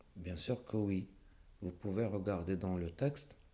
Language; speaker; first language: French; non-native, local second language; Arabic